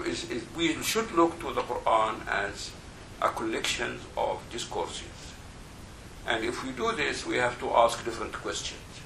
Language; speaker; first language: English; non-native, fluent; Arabic